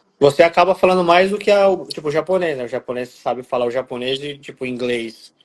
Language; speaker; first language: Portuguese; native; Portuguese